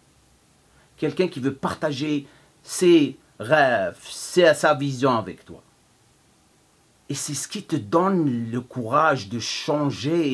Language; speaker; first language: French; non-native, fluent; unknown